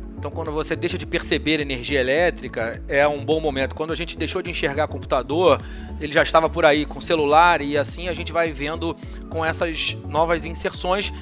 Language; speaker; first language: Portuguese; native; Portuguese